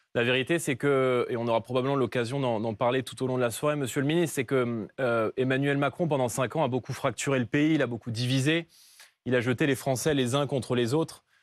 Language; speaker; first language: French; native; French